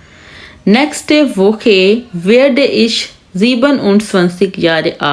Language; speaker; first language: German; non-native, fluent; Urdu